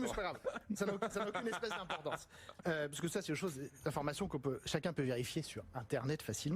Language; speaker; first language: French; native; French